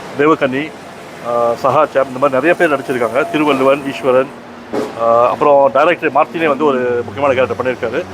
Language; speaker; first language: Tamil; native; Tamil